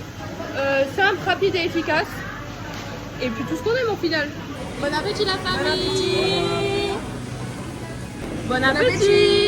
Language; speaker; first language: French; native; French